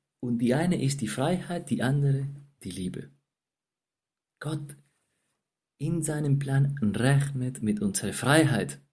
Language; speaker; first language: German; non-native, fluent; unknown